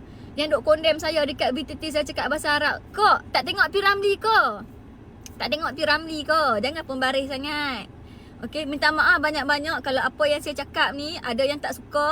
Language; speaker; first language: Malay; native; Malay